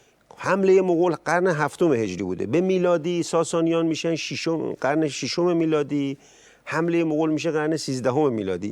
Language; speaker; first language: Persian; native; Persian